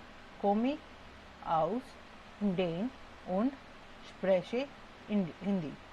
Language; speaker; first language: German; non-native, fluent; Hindi